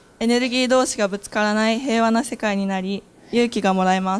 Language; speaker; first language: Japanese; non-native, learner; Korean